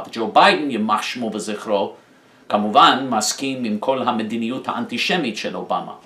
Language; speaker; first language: Hebrew; non-native, fluent; English